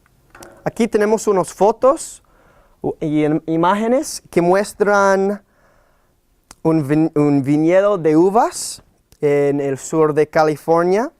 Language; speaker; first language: Spanish; non-native, fluent; English